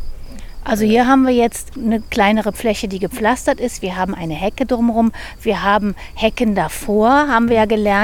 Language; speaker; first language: German; native; German